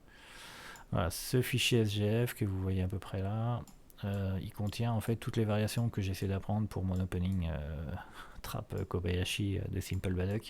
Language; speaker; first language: French; native; French